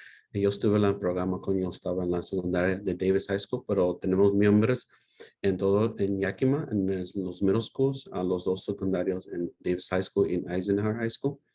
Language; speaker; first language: Spanish; early bilingual, heritage; Spanish